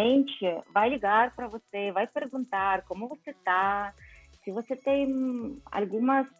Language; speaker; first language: Portuguese; non-native, fluent; Ukrainian